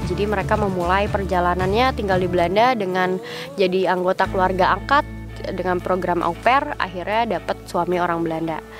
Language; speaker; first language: Indonesian; native; Indonesian